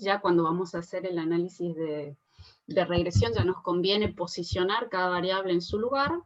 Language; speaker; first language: Spanish; native; Spanish